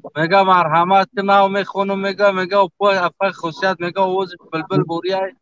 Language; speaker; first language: Tajik; native; Tajik